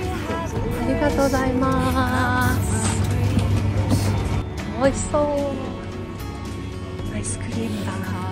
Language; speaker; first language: Japanese; native; Japanese